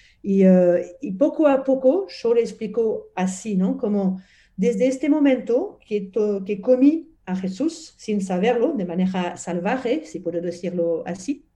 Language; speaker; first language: Spanish; non-native, fluent; French